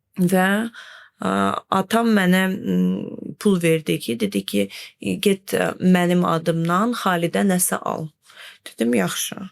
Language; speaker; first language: Azerbaijani; non-native, fluent; Russian